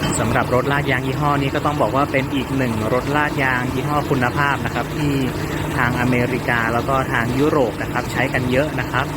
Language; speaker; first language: Thai; native; Thai